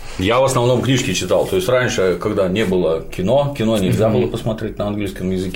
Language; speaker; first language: Russian; native; Russian